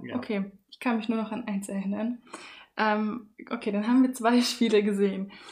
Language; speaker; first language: German; native; German